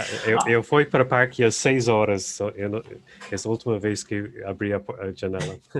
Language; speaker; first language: Portuguese; non-native, learner; English